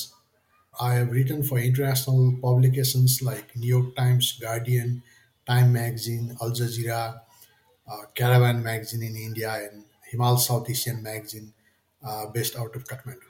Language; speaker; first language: English; non-native, local second language; Nepali